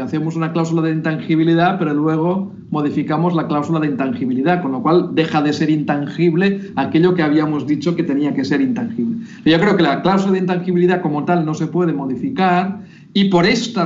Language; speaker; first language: Spanish; native; Spanish